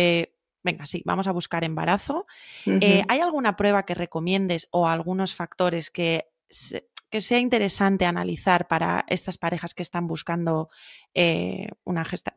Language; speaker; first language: Spanish; native; Spanish